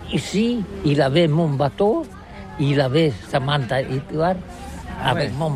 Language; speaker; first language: French; non-native, learner; Catalan